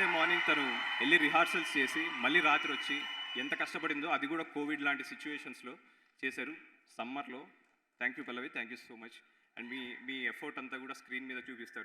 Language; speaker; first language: Telugu; native; Telugu